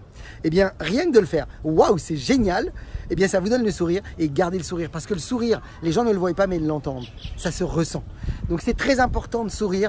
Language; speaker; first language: French; native; French